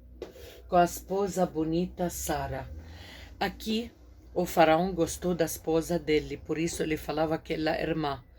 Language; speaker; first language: Portuguese; non-native, fluent; Arabic